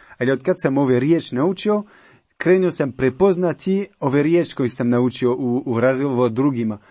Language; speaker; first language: Croatian; non-native, learner; French